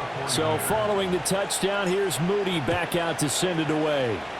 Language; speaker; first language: English; native; English